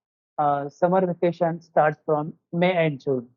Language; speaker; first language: English; non-native, learner; Marathi